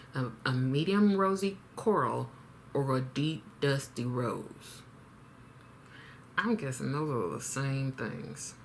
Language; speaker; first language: English; native; English